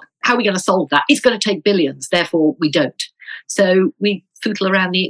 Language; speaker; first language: English; native; English